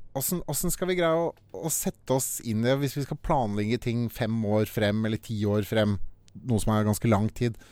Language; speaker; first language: Norwegian; native; Norwegian